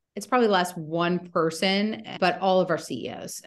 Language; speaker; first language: English; native; English